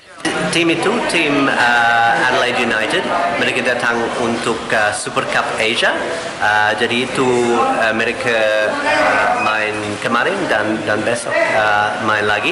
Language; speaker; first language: Indonesian; non-native, fluent; English